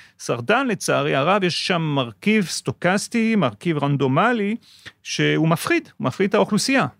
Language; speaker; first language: Hebrew; non-native, fluent; French